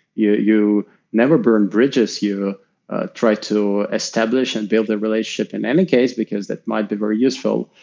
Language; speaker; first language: English; non-native, fluent; Russian